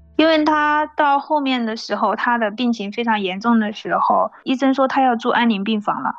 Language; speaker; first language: Chinese; native; Chinese